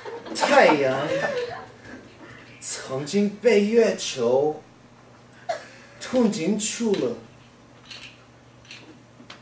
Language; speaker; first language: Chinese; non-native, learner; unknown